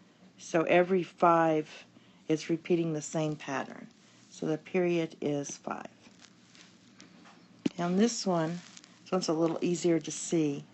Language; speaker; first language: English; native; English